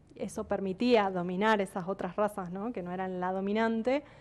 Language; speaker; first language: Spanish; native; Spanish